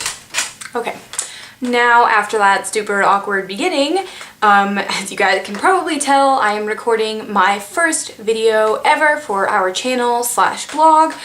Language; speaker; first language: English; native; English